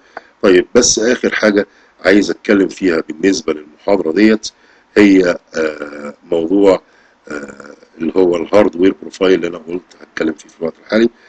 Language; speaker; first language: Arabic; native; Arabic